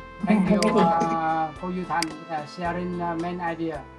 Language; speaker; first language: English; non-native, local second language; Vietnamese